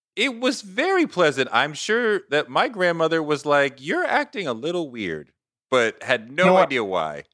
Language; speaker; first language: English; native; English